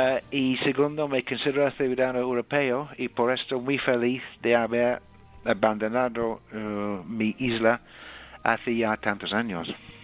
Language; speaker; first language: Spanish; non-native, fluent; English